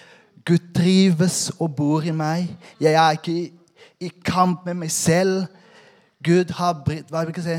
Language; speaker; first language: Norwegian; non-native, fluent; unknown